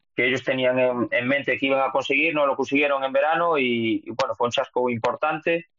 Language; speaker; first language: Spanish; native; Spanish